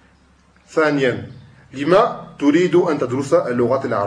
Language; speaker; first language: Arabic; non-native, fluent; French